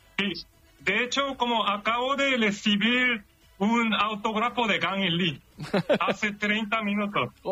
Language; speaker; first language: Spanish; non-native, learner; Korean